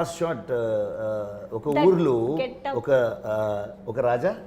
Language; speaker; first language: Telugu; non-native, learner; Kannada